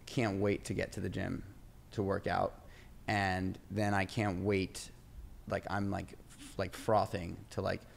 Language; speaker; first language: English; native; English